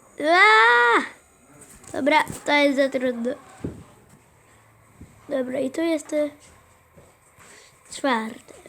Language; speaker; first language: Polish; native; Polish